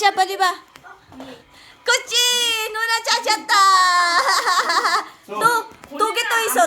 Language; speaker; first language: Korean; non-native, learner; Filipino